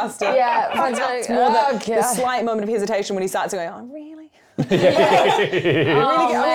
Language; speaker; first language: English; native; English